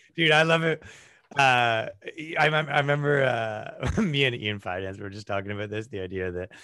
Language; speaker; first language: English; native; English